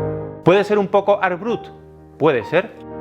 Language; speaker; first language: Spanish; native; Spanish